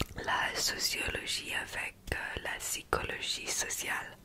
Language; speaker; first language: French; non-native, learner; English